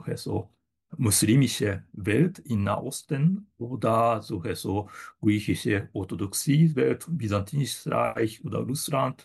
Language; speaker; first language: German; non-native, fluent; Japanese